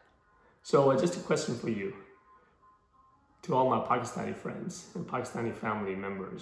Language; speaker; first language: English; non-native, local second language; Urdu